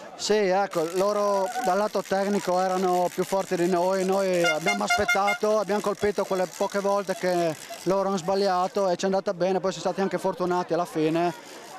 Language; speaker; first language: Italian; native; Italian